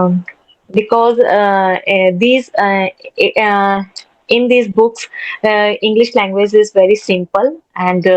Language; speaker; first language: English; non-native, learner; Hindi